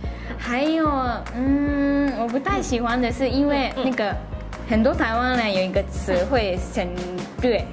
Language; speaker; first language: Chinese; non-native, fluent; Japanese